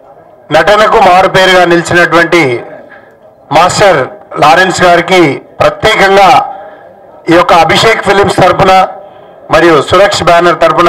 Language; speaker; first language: Telugu; native; Telugu